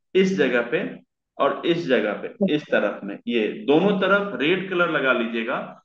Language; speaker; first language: Hindi; native; Hindi